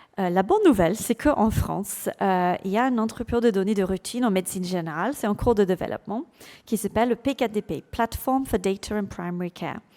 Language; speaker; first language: French; non-native, fluent; English